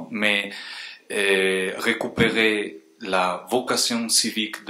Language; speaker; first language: French; non-native, fluent; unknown